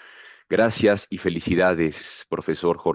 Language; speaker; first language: Spanish; native; Spanish